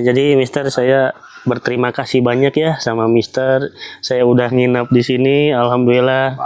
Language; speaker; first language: Indonesian; native; Indonesian